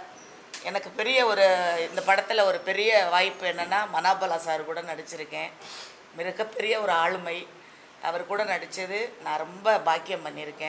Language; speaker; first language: Tamil; native; Tamil